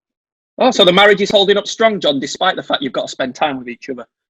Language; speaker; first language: English; native; English